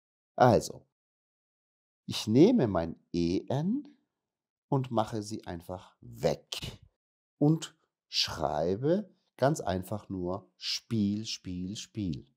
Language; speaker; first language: German; non-native, fluent; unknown